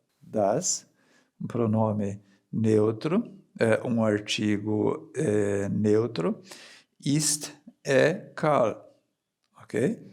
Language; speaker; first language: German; non-native, fluent; Portuguese